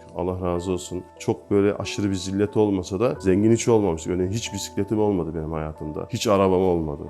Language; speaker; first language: Turkish; native; Turkish